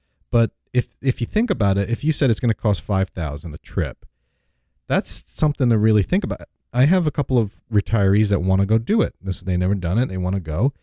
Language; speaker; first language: English; native; English